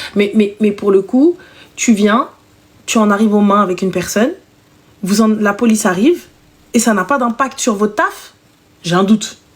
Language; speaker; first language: French; early bilingual, other home language; Arabic